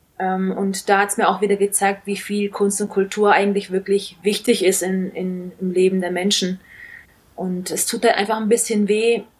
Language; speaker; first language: German; early bilingual, other home language; Italian